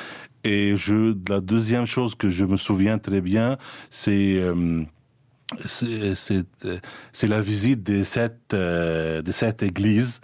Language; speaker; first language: French; non-native, fluent; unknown